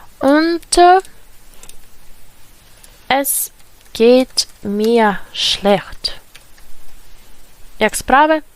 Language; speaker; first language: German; non-native, fluent; Ukrainian